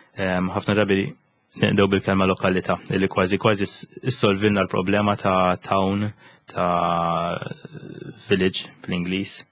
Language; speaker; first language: Maltese; native; Maltese